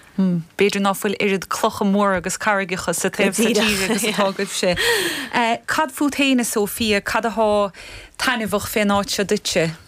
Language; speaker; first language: Irish; native; Irish